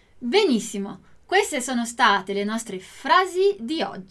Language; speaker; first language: Italian; non-native, fluent; Portuguese